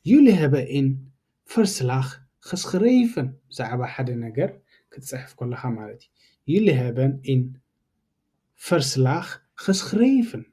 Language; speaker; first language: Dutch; non-native, learner; Tigrinya